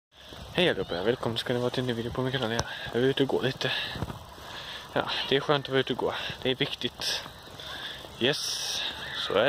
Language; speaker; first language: Swedish; native; Swedish